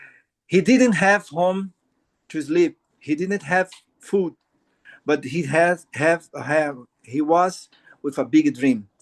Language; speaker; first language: English; non-native, learner; Portuguese